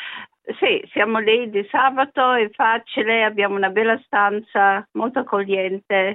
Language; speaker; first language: Italian; early bilingual, other home language; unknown